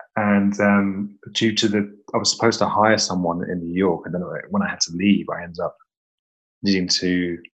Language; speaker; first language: English; native; English